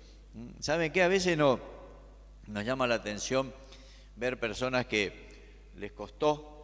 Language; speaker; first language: Spanish; native; Spanish